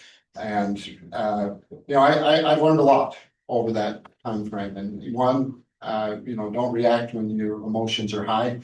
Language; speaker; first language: English; native; English